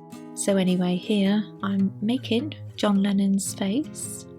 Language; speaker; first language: English; native; English